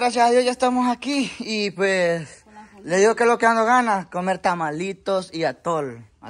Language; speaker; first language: Spanish; native; Spanish